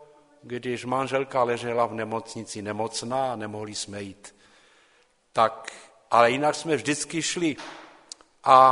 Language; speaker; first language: Czech; non-native, local second language; Polish